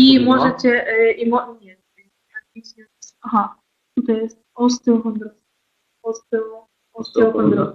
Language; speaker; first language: Polish; non-native, learner; Russian